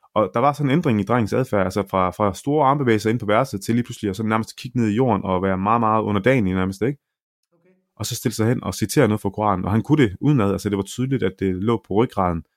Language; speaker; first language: Danish; early bilingual, other home language; Arabic